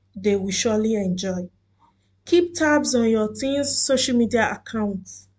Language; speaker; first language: English; non-native, local second language; Yoruba